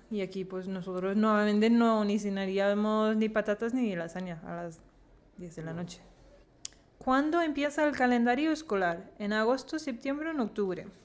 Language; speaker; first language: Spanish; non-native, fluent; Danish